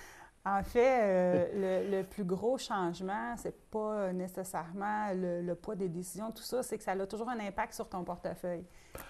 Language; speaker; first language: French; native; French